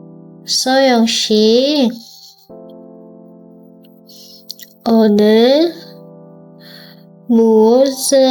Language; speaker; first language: Korean; non-native, learner; Indonesian